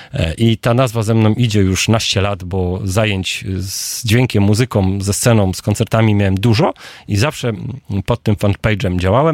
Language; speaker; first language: Polish; native; Polish